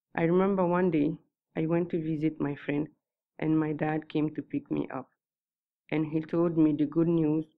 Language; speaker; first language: English; non-native, fluent; Susu